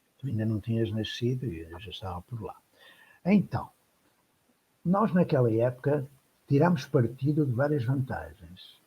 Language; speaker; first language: Portuguese; native; Portuguese